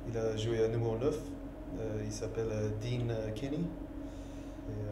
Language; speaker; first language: French; non-native, learner; English